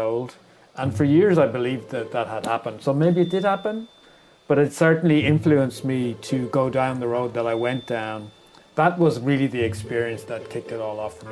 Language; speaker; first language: English; native; English